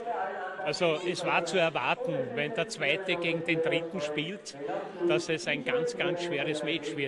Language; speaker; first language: German; native; German